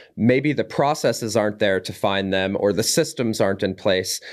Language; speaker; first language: English; native; English